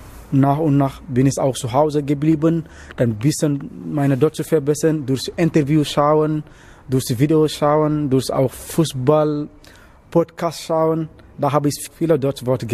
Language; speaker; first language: German; non-native, learner; Wolof